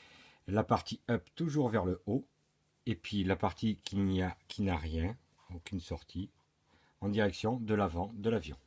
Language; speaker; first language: French; native; French